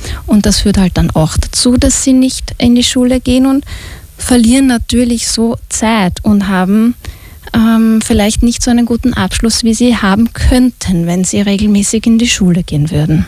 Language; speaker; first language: German; native; German